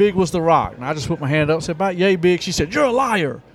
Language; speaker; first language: English; native; English